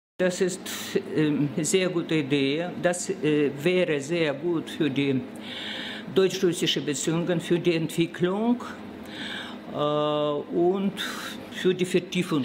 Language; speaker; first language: German; non-native, learner; Russian